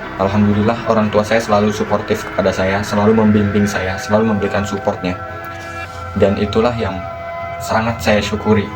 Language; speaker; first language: Indonesian; native; Indonesian